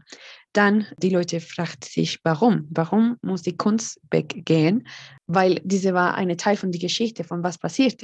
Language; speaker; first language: German; non-native, learner; Spanish